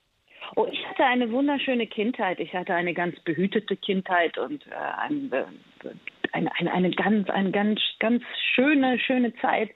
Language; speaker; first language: German; early bilingual, other home language; Persian